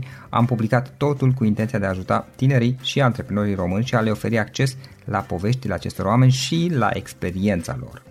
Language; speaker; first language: Romanian; native; Romanian